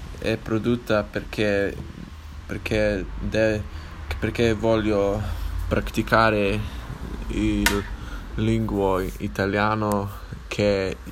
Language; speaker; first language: Italian; non-native, learner; English